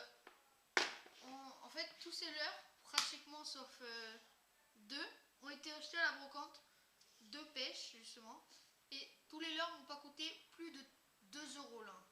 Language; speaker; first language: French; native; French